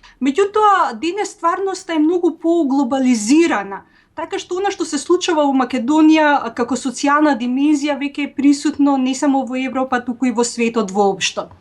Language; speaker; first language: Macedonian; native; Macedonian